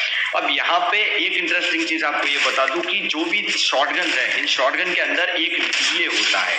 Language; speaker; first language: Hindi; native; Hindi